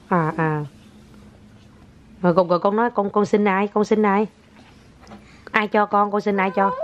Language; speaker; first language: Vietnamese; native; Vietnamese